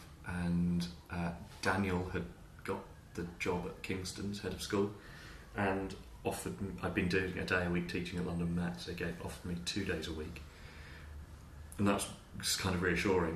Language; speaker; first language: English; native; English